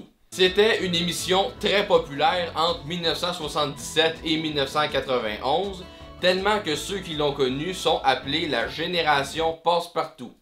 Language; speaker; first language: French; native; French